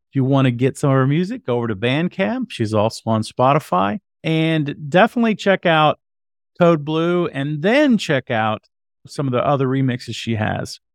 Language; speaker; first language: English; native; English